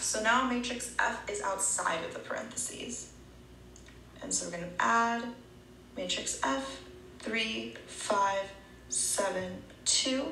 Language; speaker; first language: English; native; English